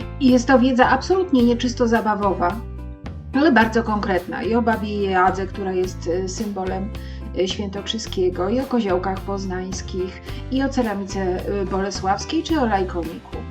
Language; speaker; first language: Polish; native; Polish